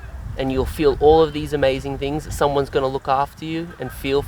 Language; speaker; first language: English; native; English